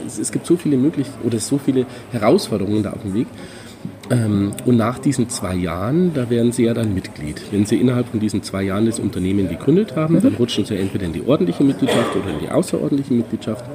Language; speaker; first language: German; native; German